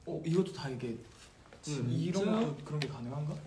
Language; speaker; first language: Korean; native; Korean